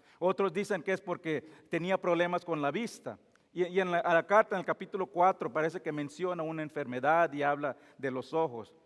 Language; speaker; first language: Spanish; non-native, fluent; English